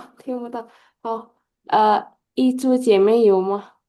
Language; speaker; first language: Chinese; non-native, learner; Indonesian